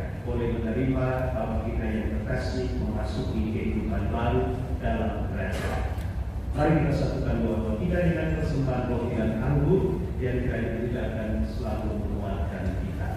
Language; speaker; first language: Indonesian; native; Indonesian